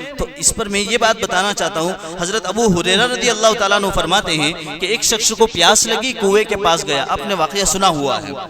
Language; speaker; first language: Urdu; non-native, local second language; Gujarati